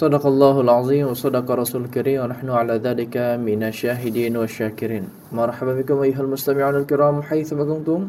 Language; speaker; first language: Arabic; non-native, fluent; Indonesian